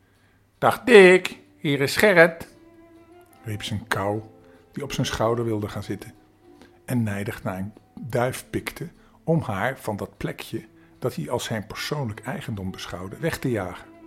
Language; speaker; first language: Dutch; native; Dutch